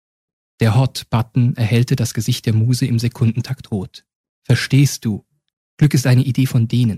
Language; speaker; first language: German; native; German